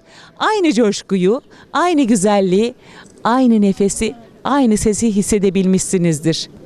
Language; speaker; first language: Turkish; native; Turkish